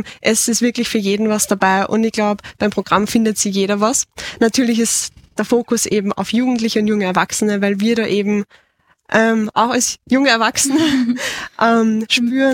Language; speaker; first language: German; native; German